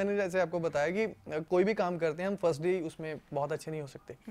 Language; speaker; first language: Hindi; non-native, local second language; Punjabi